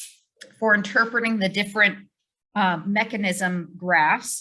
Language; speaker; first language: English; native; English